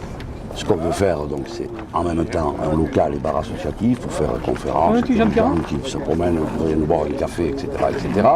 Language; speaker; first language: French; native; French